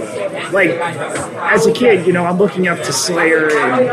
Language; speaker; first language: English; native; English